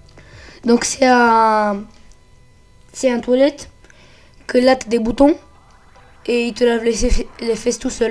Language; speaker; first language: French; early bilingual, other home language; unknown